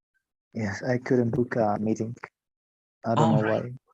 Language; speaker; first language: English; non-native, learner; Spanish